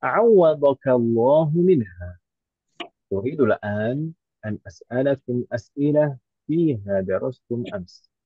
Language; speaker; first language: Arabic; non-native, fluent; Indonesian